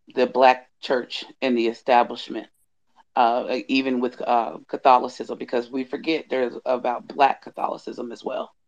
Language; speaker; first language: English; native; English